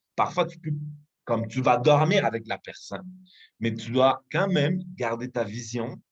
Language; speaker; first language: French; non-native, fluent; Spanish